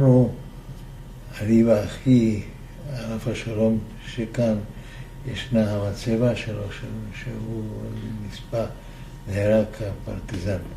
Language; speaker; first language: Hebrew; non-native, fluent; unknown